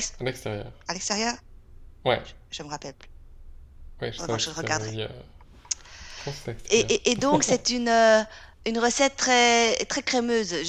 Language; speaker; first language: French; native; French